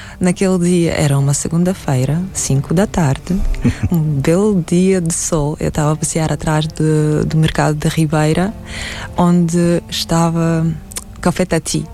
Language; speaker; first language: Portuguese; non-native, fluent; Russian